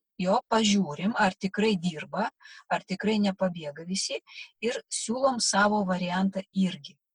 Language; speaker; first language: Lithuanian; non-native, local second language; Russian